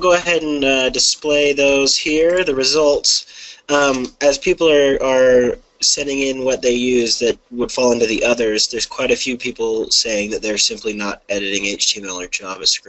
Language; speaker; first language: English; native; English